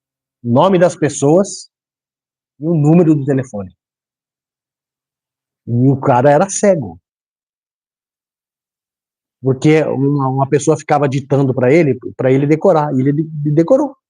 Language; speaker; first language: Portuguese; native; Portuguese